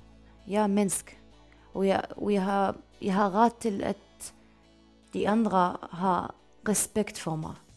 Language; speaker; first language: Danish; non-native, fluent; Arabic